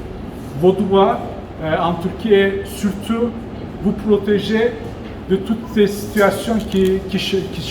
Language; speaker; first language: French; non-native, fluent; Turkish